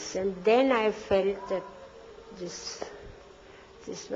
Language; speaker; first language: English; non-native, fluent; German